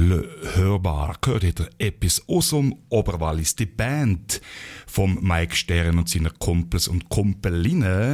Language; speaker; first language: German; native; German